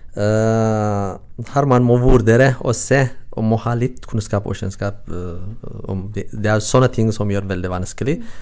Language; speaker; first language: Norwegian; non-native, learner; Tigrinya